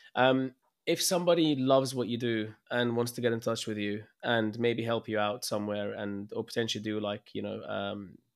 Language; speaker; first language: English; early bilingual, other home language; Arabic